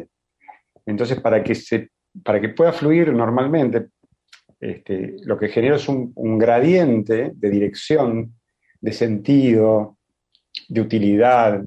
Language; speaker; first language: Spanish; native; Spanish